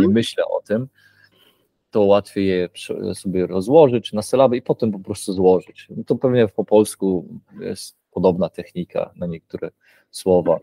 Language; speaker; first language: Polish; early bilingual, heritage; Polish